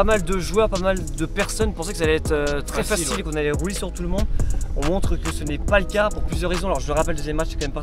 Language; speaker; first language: French; native; French